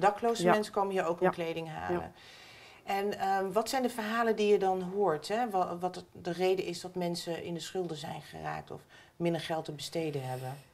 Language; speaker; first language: Dutch; native; Dutch